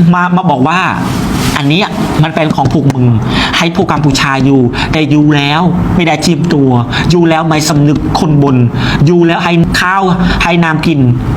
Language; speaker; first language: Thai; non-native, fluent; Khmer